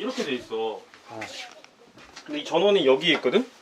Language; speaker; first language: Korean; native; Korean